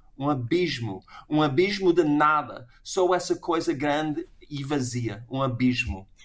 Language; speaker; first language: Portuguese; non-native, fluent; English